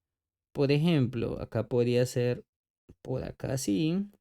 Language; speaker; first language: Spanish; native; Spanish